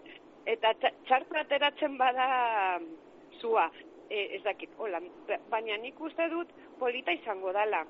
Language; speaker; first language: Basque; non-native, local second language; Spanish